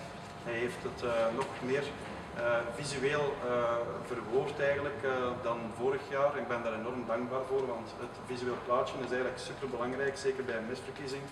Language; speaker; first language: Dutch; native; Dutch